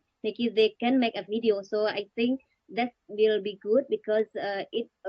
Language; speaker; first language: English; non-native, learner; Indonesian